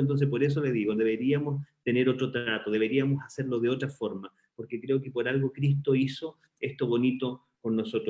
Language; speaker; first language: Spanish; native; Spanish